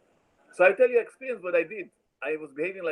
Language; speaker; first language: English; non-native, learner; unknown